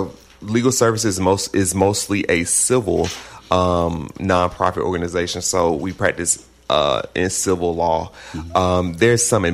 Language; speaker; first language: English; native; English